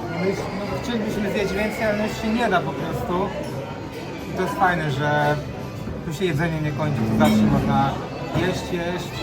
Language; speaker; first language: Polish; native; Polish